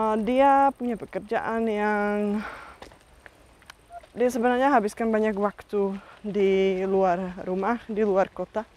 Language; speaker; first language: Indonesian; non-native, fluent; Czech